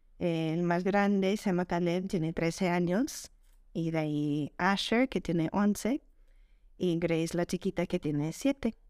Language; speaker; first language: Spanish; non-native, fluent; English